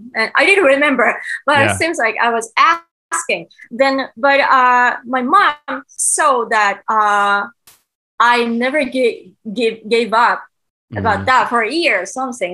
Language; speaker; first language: English; non-native, learner; Japanese